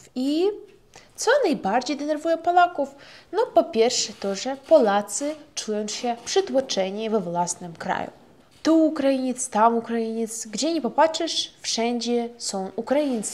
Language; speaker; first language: Polish; non-native, fluent; Ukrainian